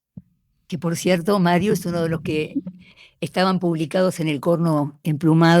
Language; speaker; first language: Spanish; native; Spanish